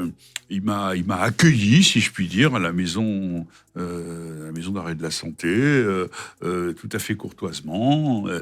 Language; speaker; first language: French; native; French